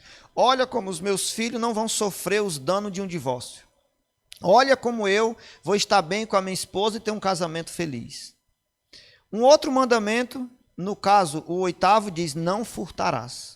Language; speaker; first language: Portuguese; native; Portuguese